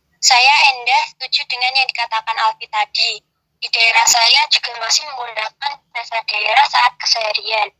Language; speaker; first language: Indonesian; non-native, local second language; Javanese